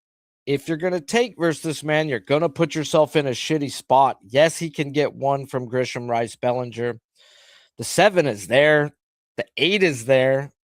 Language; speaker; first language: English; native; English